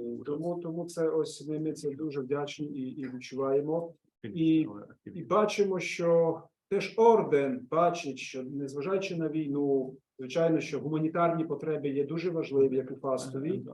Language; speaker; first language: Ukrainian; native; Ukrainian